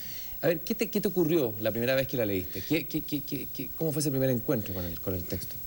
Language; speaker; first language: Spanish; native; Spanish